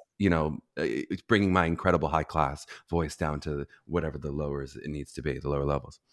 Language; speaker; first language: English; native; English